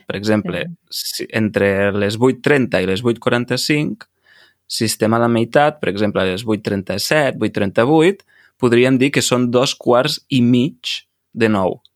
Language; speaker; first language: Catalan; native; Catalan